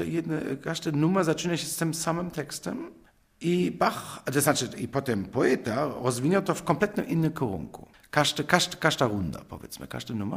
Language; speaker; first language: Polish; non-native, fluent; German